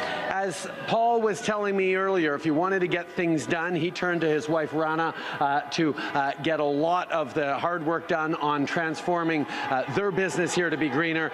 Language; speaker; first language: English; early bilingual, other home language; French